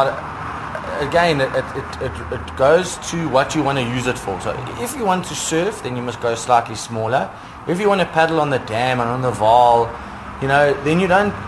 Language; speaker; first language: English; native; English